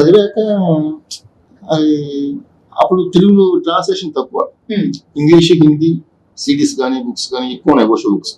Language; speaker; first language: Telugu; native; Telugu